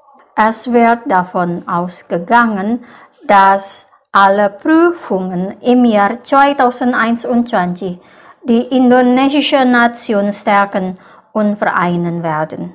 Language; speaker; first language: German; non-native, fluent; Indonesian